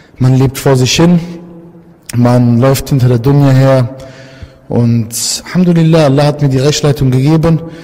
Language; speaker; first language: German; early bilingual, other home language; Italian